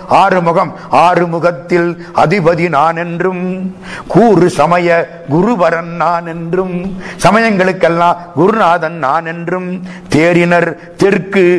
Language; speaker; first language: Tamil; native; Tamil